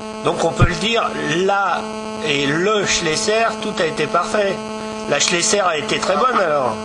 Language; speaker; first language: French; native; French